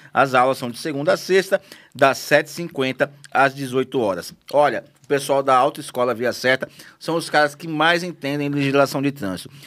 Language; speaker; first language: Portuguese; native; Portuguese